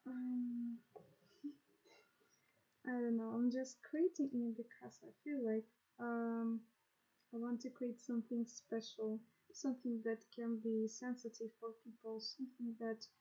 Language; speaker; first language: English; non-native, learner; Russian